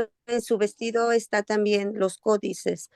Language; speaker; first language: Spanish; native; Spanish